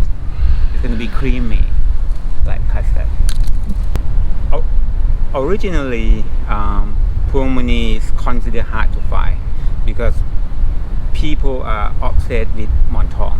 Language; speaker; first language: English; non-native, fluent; Thai